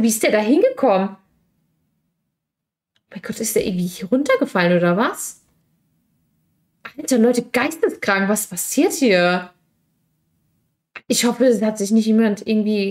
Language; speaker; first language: German; native; German